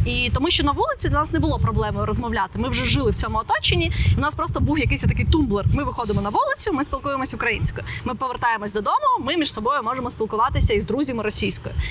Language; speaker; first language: Ukrainian; non-native, local second language; Russian